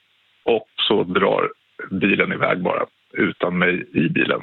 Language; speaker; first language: Swedish; native; Swedish